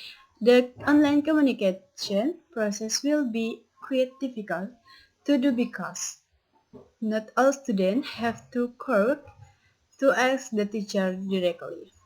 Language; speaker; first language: English; non-native, learner; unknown